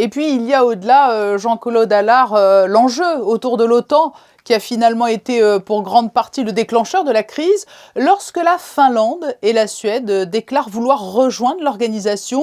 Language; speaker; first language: French; native; French